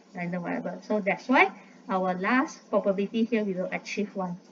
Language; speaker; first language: English; non-native, local second language; Malay